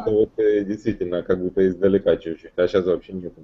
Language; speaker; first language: Russian; native; Russian